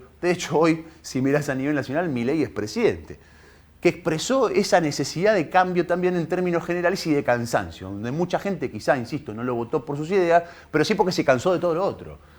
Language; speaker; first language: Spanish; native; Spanish